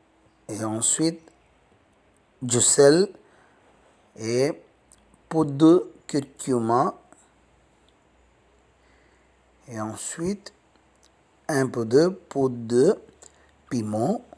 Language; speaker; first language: French; non-native, learner; Tamil